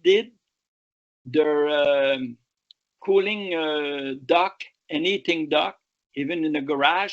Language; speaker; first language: English; non-native, local second language; French